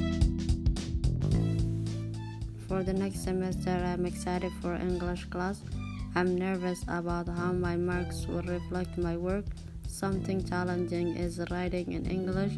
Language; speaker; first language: English; non-native, learner; Somali